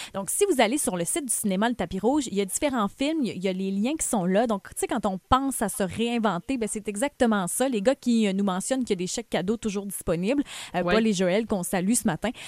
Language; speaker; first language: French; native; French